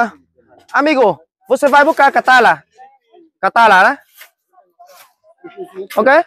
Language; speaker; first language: Portuguese; non-native, learner; Vietnamese